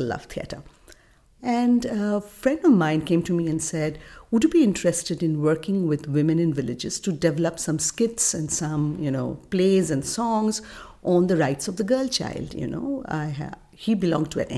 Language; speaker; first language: English; non-native, local second language; Bangla